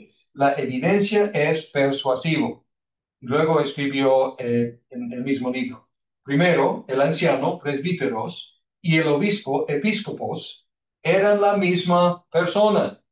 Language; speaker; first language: Spanish; non-native, fluent; English